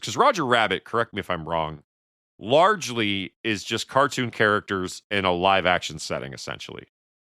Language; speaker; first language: English; native; English